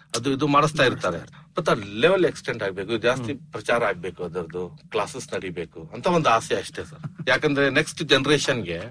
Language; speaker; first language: Kannada; non-native, local second language; Urdu